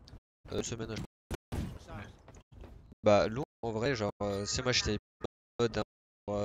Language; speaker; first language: French; native; French